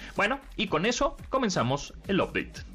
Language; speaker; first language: Spanish; native; Spanish